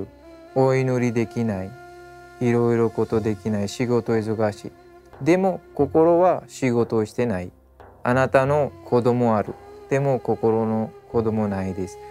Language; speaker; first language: Japanese; non-native, learner; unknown